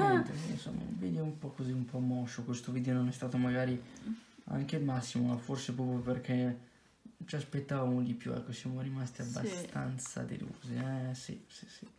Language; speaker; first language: Italian; native; Italian